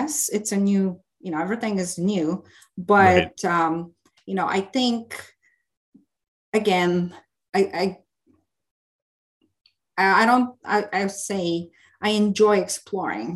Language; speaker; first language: English; non-native, fluent; Bulgarian